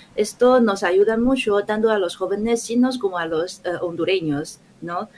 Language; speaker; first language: Spanish; non-native, fluent; Chinese